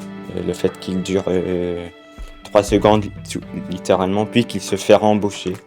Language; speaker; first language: French; native; French